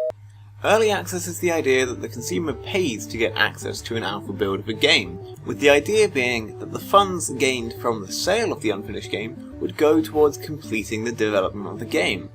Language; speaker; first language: English; native; English